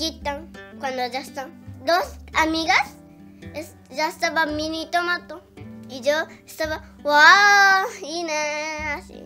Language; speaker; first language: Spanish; early bilingual, heritage; Spanish